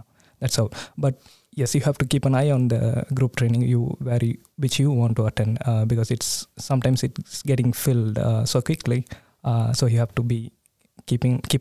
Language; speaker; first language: English; non-native, local second language; Tamil